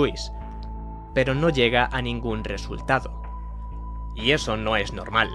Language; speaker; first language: Spanish; native; Spanish